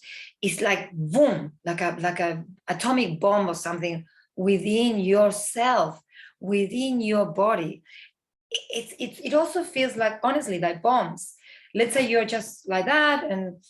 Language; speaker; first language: English; non-native, fluent; Spanish